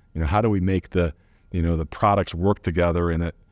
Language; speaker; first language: English; native; English